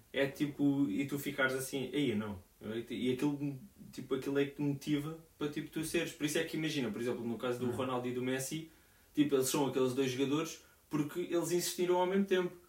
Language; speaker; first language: Portuguese; native; Portuguese